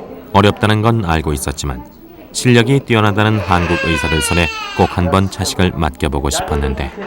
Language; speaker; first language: Korean; native; Korean